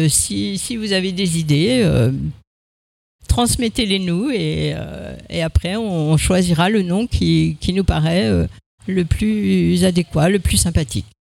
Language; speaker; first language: French; native; French